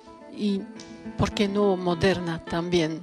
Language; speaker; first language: Spanish; non-native, learner; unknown